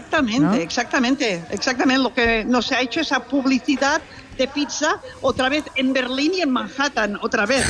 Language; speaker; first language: Spanish; non-native, local second language; Catalan